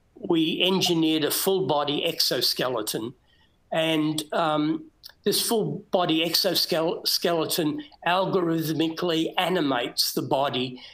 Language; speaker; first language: English; native; English